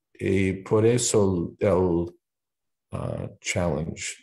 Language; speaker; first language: Spanish; non-native, fluent; English